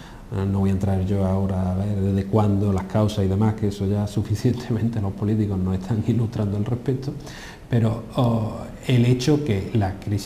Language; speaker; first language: Spanish; native; Spanish